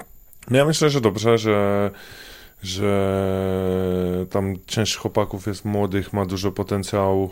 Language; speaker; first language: Polish; non-native, fluent; Czech